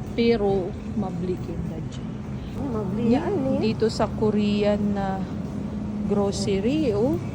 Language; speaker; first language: Filipino; non-native, local second language; Pangasinan